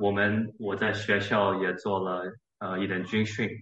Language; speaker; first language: Chinese; early bilingual, heritage; Chinese